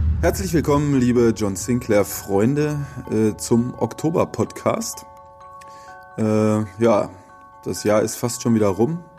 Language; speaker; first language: German; native; German